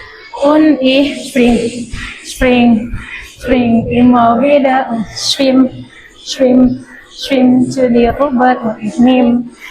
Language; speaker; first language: German; non-native, learner; Indonesian